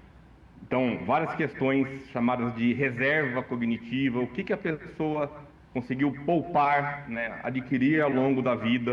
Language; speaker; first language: Portuguese; native; Portuguese